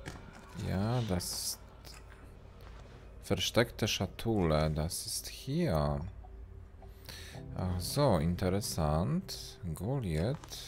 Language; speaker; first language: German; non-native, learner; Polish